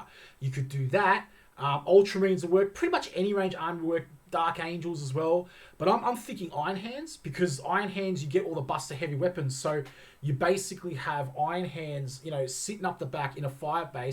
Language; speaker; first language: English; native; English